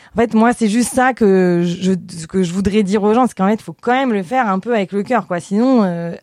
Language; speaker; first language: French; native; French